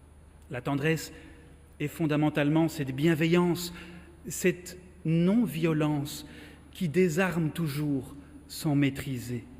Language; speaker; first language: French; native; French